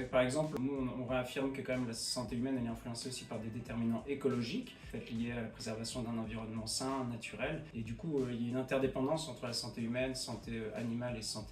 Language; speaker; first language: French; native; French